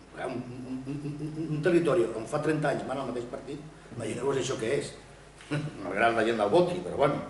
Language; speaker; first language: Catalan; non-native, local second language; Spanish